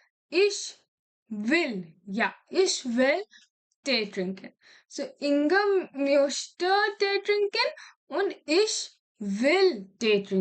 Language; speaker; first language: German; non-native, learner; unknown